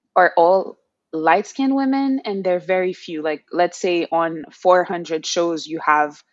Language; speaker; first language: English; non-native, fluent; Haitian Creole